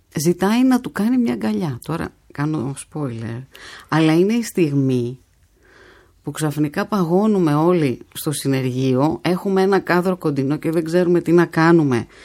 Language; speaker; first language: Greek; native; Greek